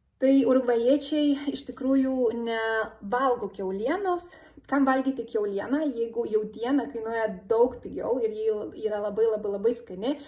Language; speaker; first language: Lithuanian; early bilingual, other home language; Spanish